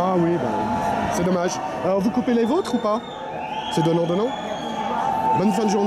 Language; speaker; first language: French; native; French